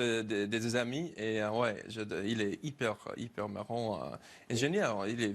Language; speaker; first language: French; non-native, learner; English